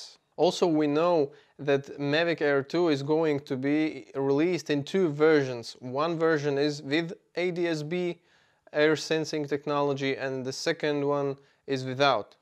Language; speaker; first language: English; non-native, fluent; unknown